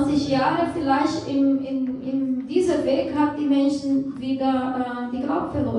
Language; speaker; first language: German; non-native, fluent; Portuguese